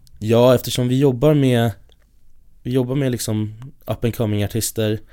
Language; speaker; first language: Swedish; native; Swedish